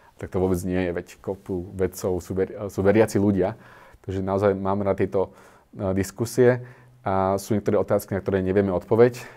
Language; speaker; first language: Slovak; native; Slovak